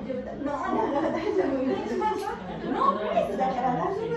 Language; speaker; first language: Japanese; non-native, learner; Spanish